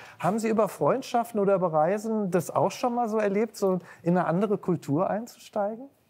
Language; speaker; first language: German; native; German